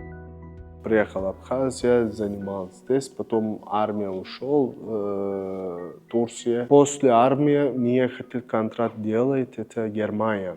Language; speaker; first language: Russian; non-native, learner; Turkish